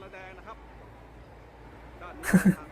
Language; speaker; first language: Thai; native; Thai